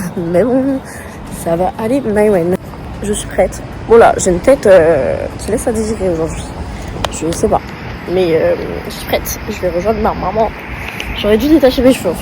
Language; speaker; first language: French; native; French